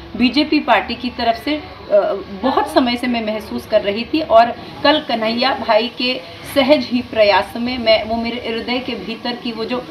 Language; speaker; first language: Hindi; native; Hindi